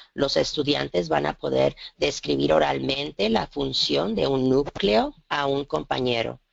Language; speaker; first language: Spanish; native; Spanish